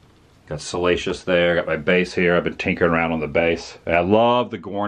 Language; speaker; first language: English; native; English